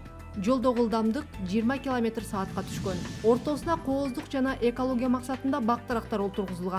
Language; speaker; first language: Kyrgyz; native; Kyrgyz